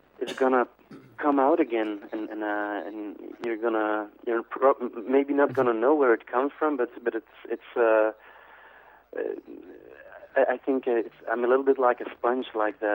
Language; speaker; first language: English; non-native, fluent; Dutch